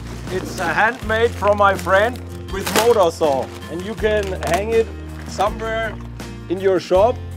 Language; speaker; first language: English; non-native, learner; German